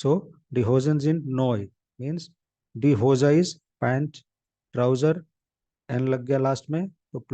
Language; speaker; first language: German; non-native, fluent; Hindi